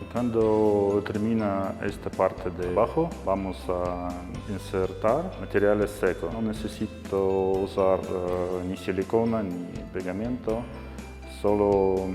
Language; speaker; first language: Spanish; non-native, learner; Russian